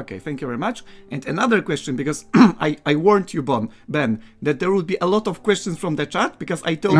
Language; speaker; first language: English; non-native, fluent; Polish